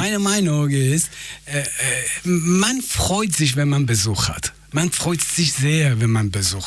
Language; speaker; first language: German; non-native, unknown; Persian